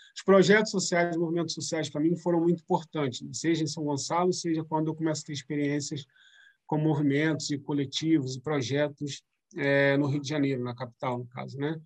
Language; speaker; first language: Portuguese; native; Portuguese